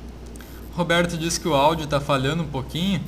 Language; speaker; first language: Portuguese; native; Portuguese